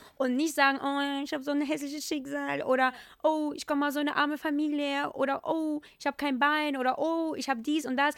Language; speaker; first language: German; non-native, fluent; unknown